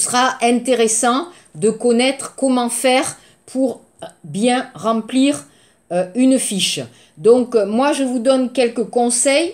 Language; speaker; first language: French; native; French